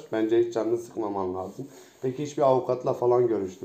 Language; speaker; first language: Turkish; native; Turkish